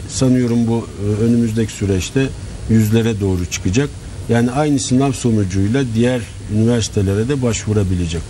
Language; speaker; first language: Turkish; native; Turkish